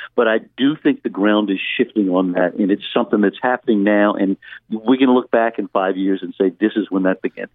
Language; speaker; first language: English; native; English